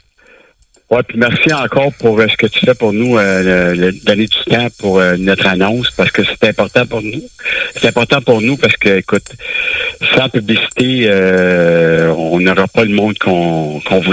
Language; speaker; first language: French; native; French